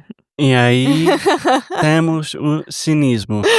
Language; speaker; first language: Portuguese; non-native, fluent; English